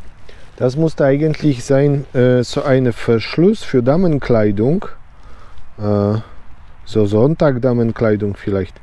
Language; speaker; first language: German; non-native, learner; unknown